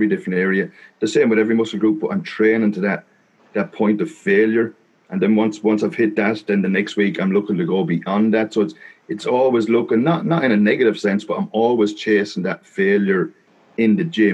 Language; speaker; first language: English; native; English